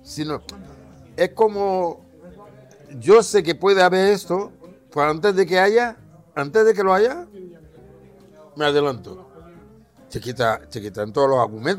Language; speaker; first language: Spanish; non-native, fluent; Haitian Creole